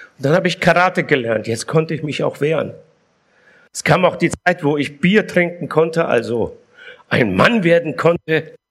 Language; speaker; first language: German; early bilingual, other home language; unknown